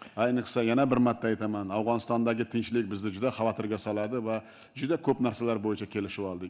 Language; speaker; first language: Uzbek; native; Uzbek